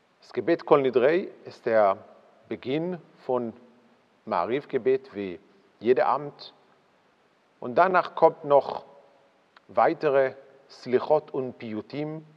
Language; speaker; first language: German; non-native, fluent; Hebrew